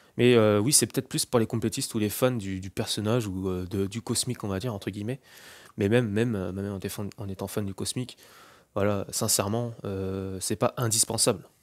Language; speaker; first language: French; native; French